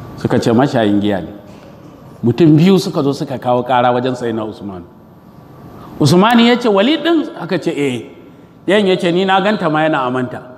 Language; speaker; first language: Hausa; non-native, local second language; Kanuri